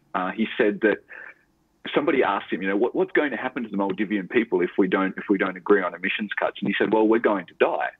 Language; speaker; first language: English; native; English